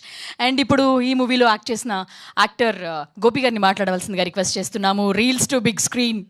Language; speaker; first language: Telugu; native; Telugu